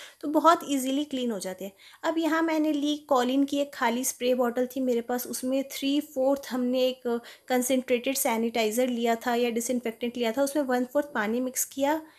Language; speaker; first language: Hindi; native; Hindi